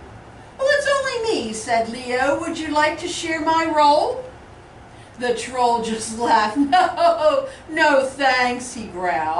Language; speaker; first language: English; native; English